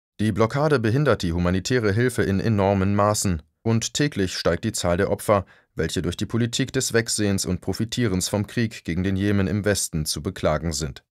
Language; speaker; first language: German; native; German